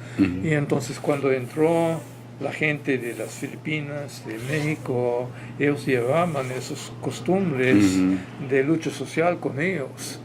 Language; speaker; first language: Spanish; non-native, fluent; English